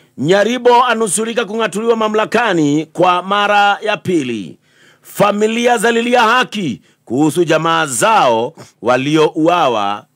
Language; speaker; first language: Swahili; non-native, local second language; Kikuyu